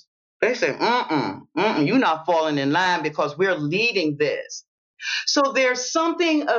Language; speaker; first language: English; native; English